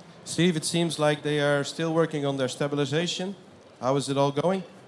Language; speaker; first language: English; non-native, fluent; Dutch